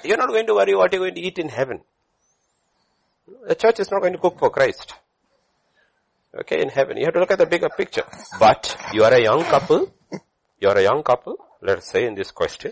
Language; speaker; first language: English; non-native, local second language; Malayalam